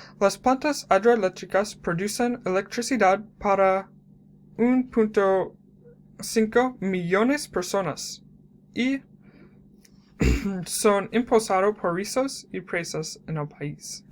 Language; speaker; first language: Spanish; non-native, learner; English